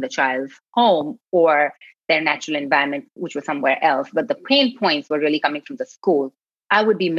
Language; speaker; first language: English; non-native, local second language; Gujarati